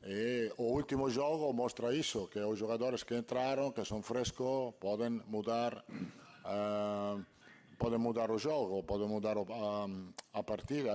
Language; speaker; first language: Portuguese; non-native, learner; Italian